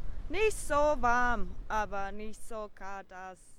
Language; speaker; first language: German; non-native, learner; Japanese